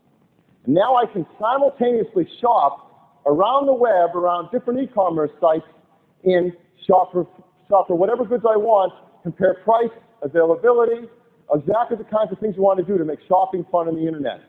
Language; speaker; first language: English; native; English